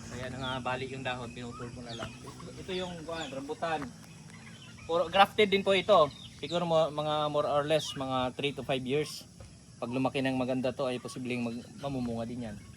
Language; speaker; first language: Filipino; non-native, local second language; Cebuano